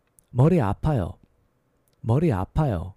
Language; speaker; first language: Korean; non-native, learner; English